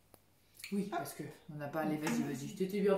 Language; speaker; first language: French; native; French